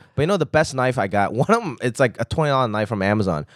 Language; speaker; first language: English; non-native, local second language; Cantonese